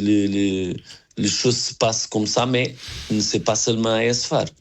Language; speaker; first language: French; non-native, learner; Portuguese